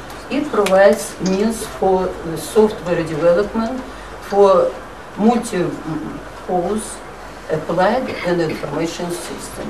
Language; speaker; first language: English; non-native, learner; Russian